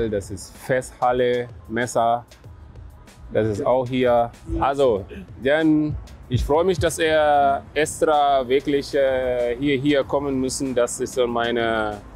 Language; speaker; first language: German; non-native, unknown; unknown